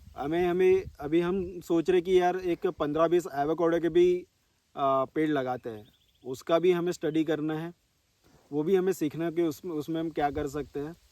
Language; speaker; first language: Hindi; non-native, local second language; Marathi